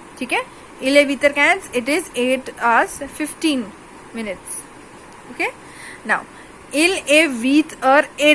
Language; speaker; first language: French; non-native, fluent; Hindi